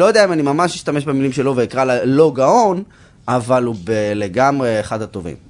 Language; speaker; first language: Hebrew; native; Hebrew